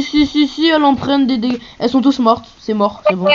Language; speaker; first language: French; native; French